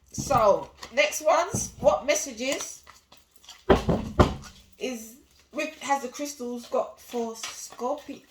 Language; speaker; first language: English; native; English